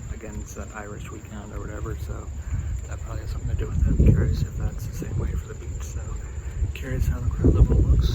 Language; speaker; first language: English; native; English